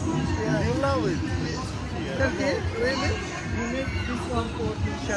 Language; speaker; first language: English; non-native, learner; Malayalam